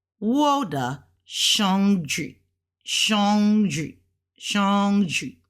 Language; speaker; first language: Chinese; non-native, learner; English